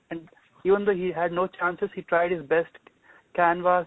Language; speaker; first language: English; non-native, local second language; Telugu